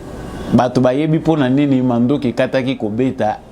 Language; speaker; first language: Lingala; native; Lingala